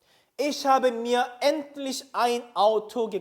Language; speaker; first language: German; non-native, fluent; Korean